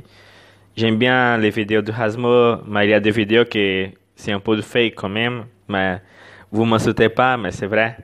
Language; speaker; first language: French; non-native, learner; Portuguese